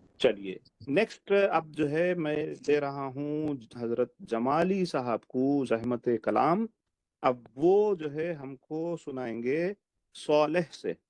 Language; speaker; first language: Urdu; native; Urdu